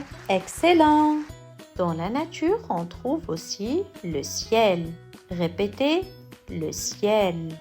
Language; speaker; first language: French; non-native, local second language; Arabic